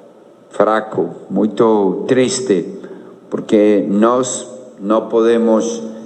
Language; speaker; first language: Portuguese; non-native, learner; Spanish